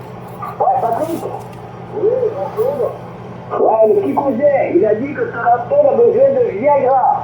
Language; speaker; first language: French; native; French